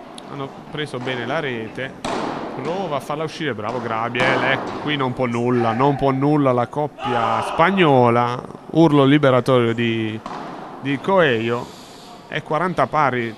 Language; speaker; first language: Italian; native; Italian